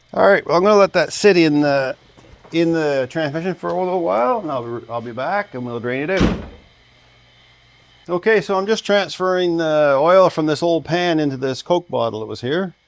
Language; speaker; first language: English; native; English